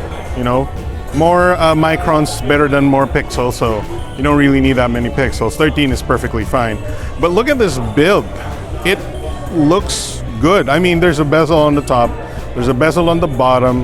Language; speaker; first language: English; non-native, local second language; Filipino